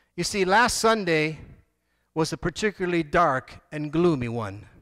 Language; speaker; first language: English; native; English